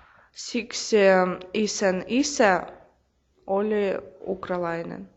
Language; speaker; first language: Finnish; non-native, learner; Russian